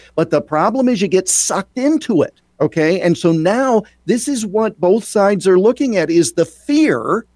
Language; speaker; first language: English; native; English